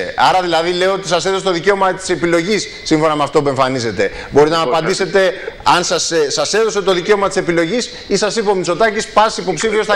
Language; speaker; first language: Greek; native; Greek